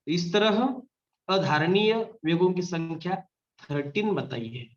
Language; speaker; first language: Hindi; non-native, local second language; Marathi